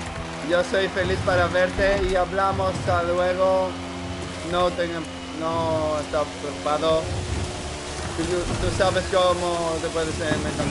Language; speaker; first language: Spanish; non-native, learner; English